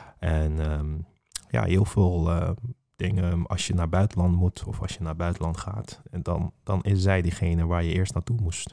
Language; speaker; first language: Dutch; non-native, fluent; Uyghur